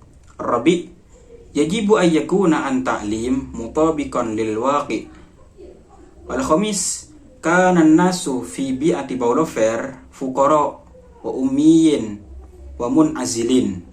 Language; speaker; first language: Arabic; non-native, learner; Indonesian